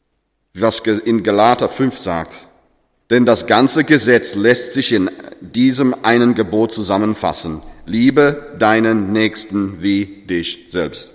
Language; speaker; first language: German; non-native, fluent; English